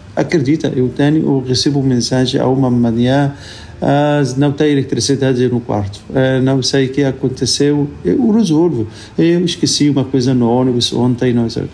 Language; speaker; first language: Portuguese; non-native, fluent; Arabic